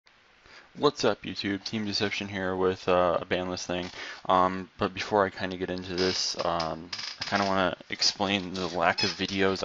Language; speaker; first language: English; native; English